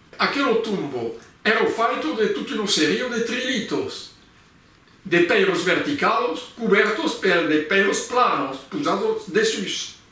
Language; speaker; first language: Occitan; native; Occitan